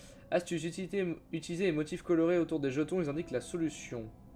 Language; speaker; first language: French; native; French